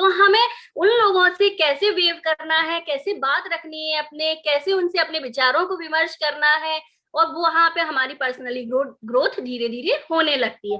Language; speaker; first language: Hindi; native; Hindi